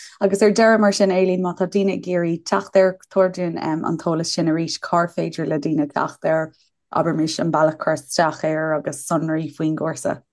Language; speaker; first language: Irish; native; Irish